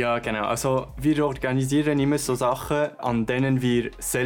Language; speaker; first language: German; non-native, local second language; French